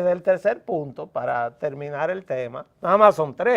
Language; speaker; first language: Spanish; native; Spanish